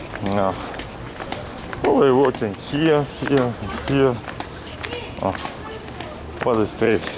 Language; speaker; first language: English; non-native, learner; Russian